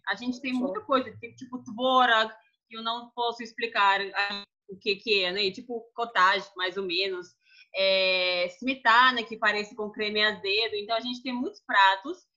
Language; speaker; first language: Portuguese; non-native, fluent; Russian